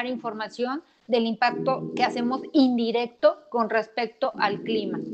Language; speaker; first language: Spanish; native; Spanish